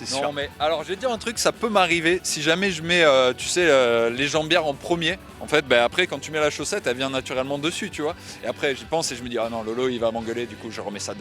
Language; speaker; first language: French; native; French